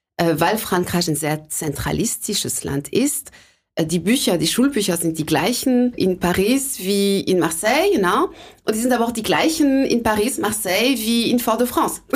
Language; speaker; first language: German; non-native, fluent; French